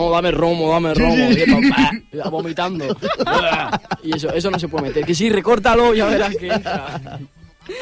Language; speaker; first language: Spanish; native; Spanish